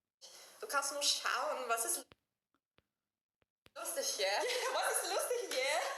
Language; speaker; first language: German; non-native, learner; Chinese